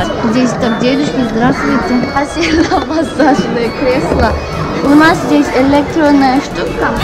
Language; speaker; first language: Russian; non-native, learner; Korean